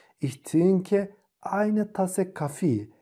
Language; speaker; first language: German; non-native, fluent; Turkish